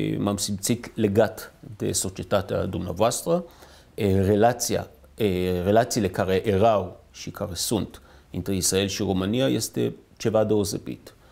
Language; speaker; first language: Romanian; non-native, fluent; Hebrew